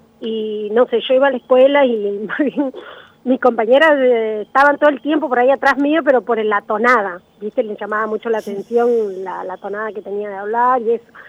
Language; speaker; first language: Spanish; native; Spanish